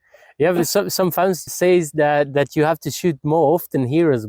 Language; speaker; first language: English; non-native, fluent; Hungarian